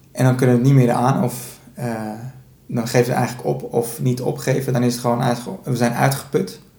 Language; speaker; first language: Dutch; early bilingual, other home language; Persian